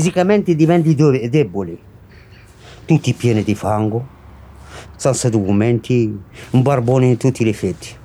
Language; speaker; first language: Italian; non-native, fluent; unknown